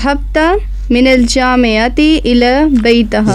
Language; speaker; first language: Arabic; non-native, learner; Urdu